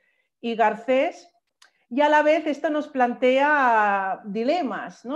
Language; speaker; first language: Spanish; native; Spanish